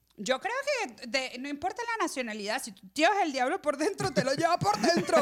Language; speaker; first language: Spanish; native; Spanish